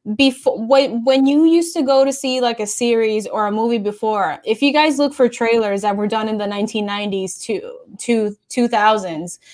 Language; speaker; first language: English; non-native, local second language; Spanish